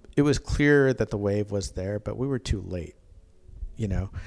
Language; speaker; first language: English; native; English